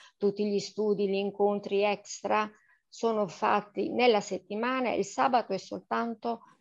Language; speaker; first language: Italian; native; Italian